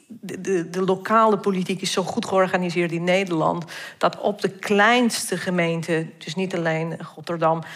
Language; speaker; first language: Dutch; non-native, fluent; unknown